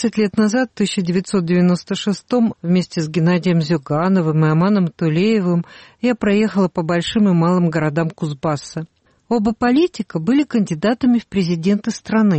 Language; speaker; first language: Russian; native; Russian